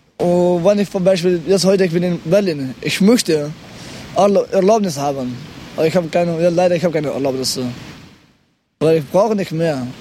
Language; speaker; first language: German; non-native, learner; Pashto